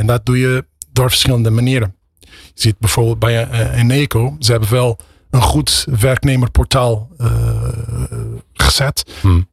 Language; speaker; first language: Dutch; non-native, fluent; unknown